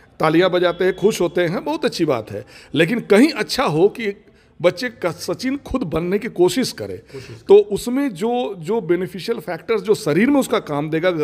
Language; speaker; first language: Hindi; non-native, local second language; Bangla